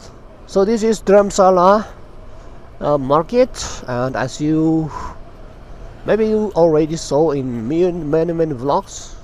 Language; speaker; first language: English; non-native, local second language; Tibetan